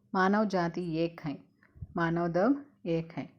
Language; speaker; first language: Hindi; non-native, local second language; Telugu